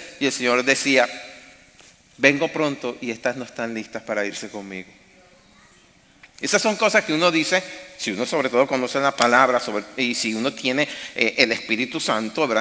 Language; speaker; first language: Spanish; native; Spanish